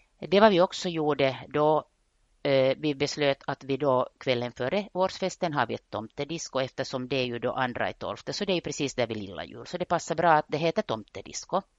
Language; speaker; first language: Swedish; native; Swedish